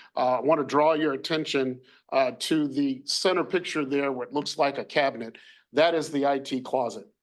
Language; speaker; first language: English; native; English